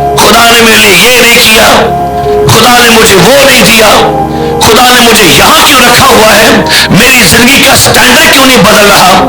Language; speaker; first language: Urdu; non-native, local second language; Punjabi